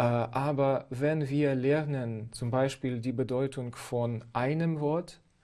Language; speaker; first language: German; non-native, fluent; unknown